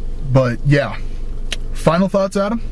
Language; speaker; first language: English; native; English